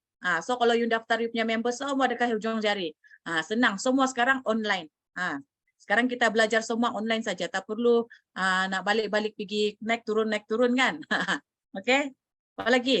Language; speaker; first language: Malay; non-native, local second language; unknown